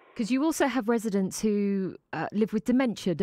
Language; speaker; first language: English; native; English